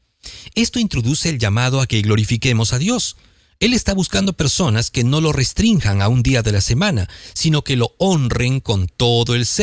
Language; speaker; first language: Spanish; native; Spanish